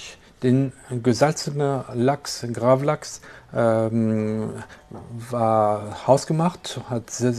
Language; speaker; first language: German; non-native, local second language; French